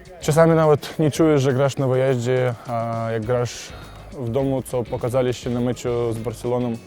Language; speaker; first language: Polish; non-native, fluent; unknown